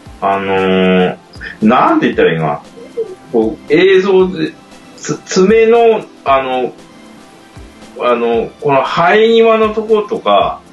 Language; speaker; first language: Japanese; native; Japanese